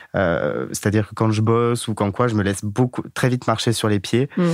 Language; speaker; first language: French; native; French